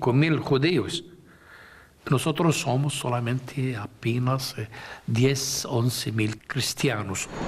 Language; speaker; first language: Spanish; non-native, fluent; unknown